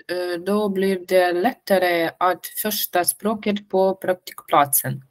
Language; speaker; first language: Swedish; non-native, learner; Russian